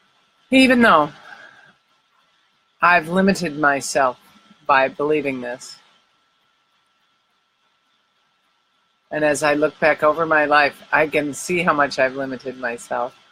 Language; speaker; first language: English; native; English